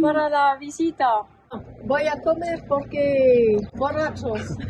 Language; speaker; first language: Spanish; non-native, learner; French